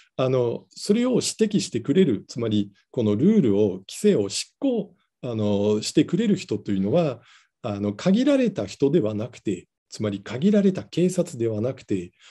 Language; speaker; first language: Japanese; non-native, fluent; Dutch